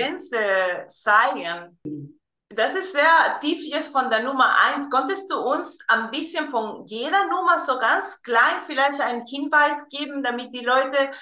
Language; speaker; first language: German; non-native, fluent; Spanish